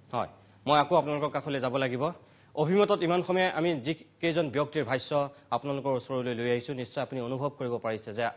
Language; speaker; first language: Assamese; native; Assamese